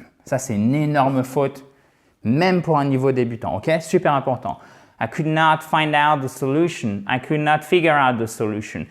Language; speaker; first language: French; native; French